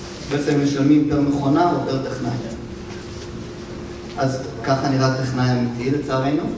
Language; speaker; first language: Hebrew; native; Hebrew